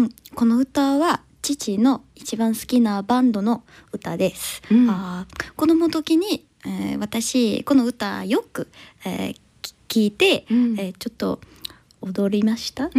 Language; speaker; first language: Japanese; non-native, learner; English